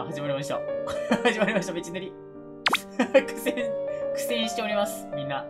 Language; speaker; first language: Japanese; native; Japanese